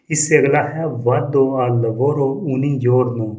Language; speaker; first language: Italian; non-native, fluent; Urdu